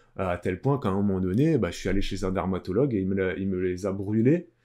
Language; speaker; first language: French; native; French